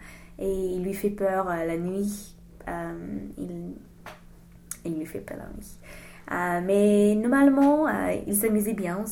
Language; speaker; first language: French; non-native, learner; English